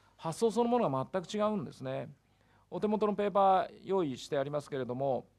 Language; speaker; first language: Japanese; native; Japanese